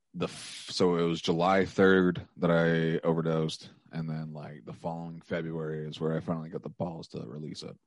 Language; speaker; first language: English; native; English